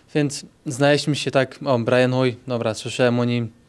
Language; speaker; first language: Polish; native; Polish